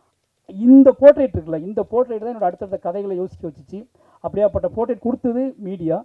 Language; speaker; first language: Tamil; native; Tamil